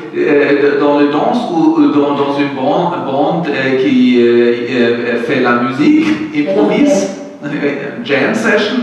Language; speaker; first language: French; non-native, learner; German